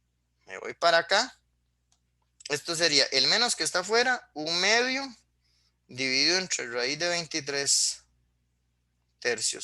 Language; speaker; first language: Spanish; native; Spanish